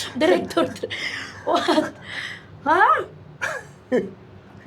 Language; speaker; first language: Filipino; non-native, local second language; Cebuano